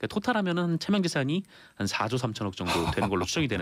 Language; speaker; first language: Korean; native; Korean